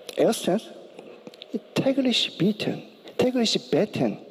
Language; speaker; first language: German; non-native, learner; Korean